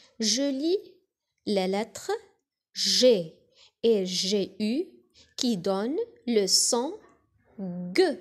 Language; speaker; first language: French; non-native, local second language; Arabic